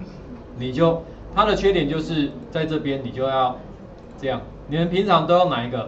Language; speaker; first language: Chinese; native; Chinese